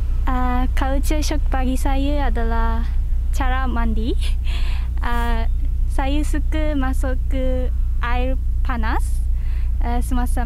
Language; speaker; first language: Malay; non-native, fluent; Japanese